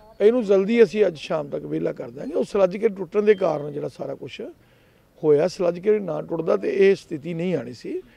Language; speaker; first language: Punjabi; native; Punjabi